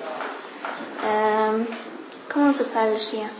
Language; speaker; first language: French; non-native, learner; English